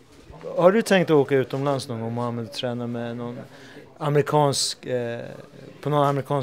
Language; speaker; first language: Swedish; native; Swedish